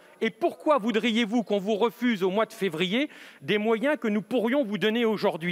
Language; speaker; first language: French; native; French